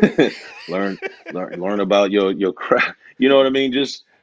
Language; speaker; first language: English; native; English